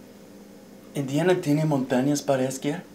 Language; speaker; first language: Spanish; non-native, fluent; English